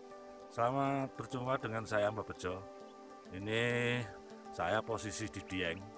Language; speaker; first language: Indonesian; non-native, local second language; Javanese